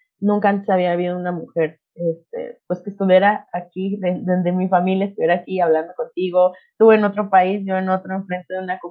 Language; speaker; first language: Spanish; non-native, local second language; Nahuatl languages